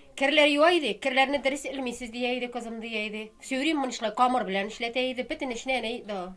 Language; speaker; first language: Tatar; native; Tatar